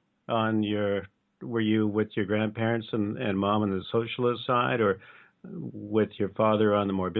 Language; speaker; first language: English; native; English